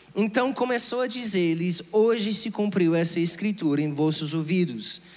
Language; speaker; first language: Portuguese; non-native, fluent; English